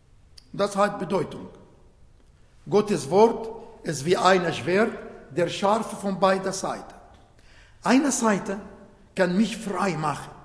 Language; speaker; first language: German; non-native, fluent; Arabic